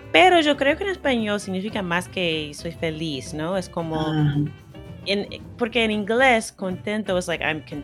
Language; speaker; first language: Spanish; non-native, fluent; English